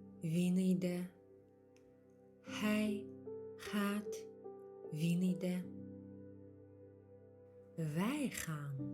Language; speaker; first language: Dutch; non-native, fluent; Ukrainian